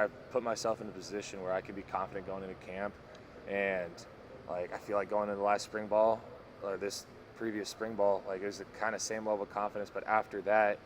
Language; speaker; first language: English; native; English